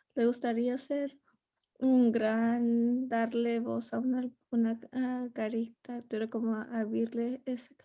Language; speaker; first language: Spanish; early bilingual, other home language; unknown